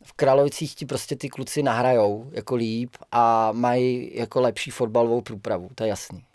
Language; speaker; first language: Czech; native; Czech